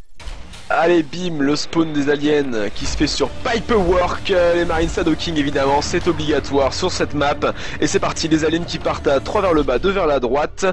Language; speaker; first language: French; native; French